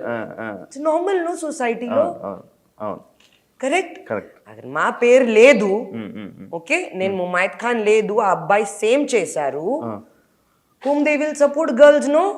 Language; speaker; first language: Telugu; non-native, learner; Hindi